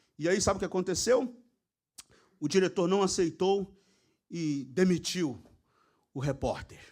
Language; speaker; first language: Portuguese; native; Portuguese